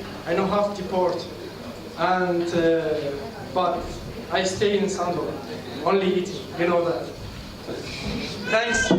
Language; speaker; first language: English; non-native, learner; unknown